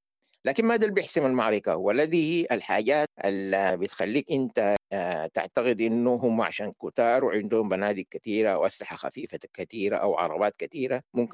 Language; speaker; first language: Arabic; native; Arabic